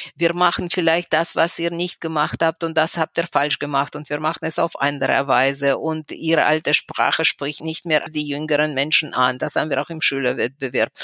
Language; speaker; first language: German; non-native, fluent; Russian